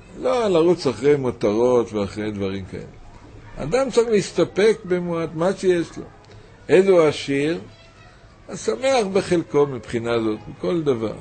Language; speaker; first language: Hebrew; native; Hebrew